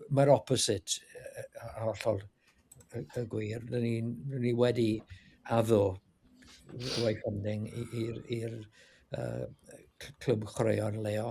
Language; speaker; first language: Welsh; non-native, learner; English